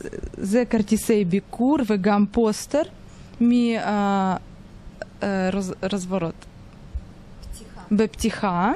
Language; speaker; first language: Hebrew; non-native, learner; Russian